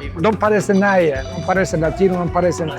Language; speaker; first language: Spanish; non-native, learner; Turkish